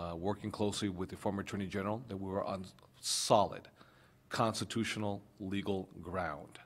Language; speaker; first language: English; early bilingual, other home language; Spanish